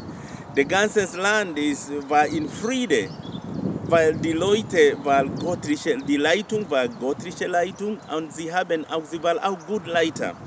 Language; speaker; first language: German; non-native, learner; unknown